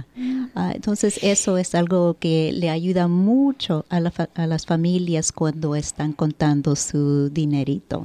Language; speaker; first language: Spanish; early bilingual, heritage; Spanish